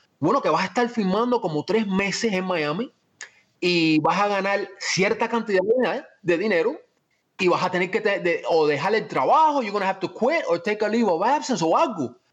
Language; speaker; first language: Spanish; early bilingual, heritage; Spanish